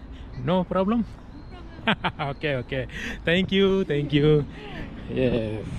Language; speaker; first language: English; non-native, learner; Urdu